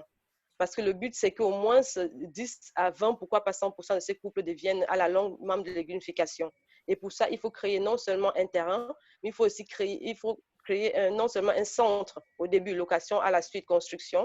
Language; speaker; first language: French; native; French